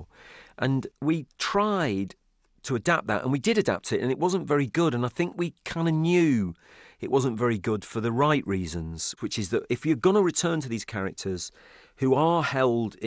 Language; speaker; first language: English; native; English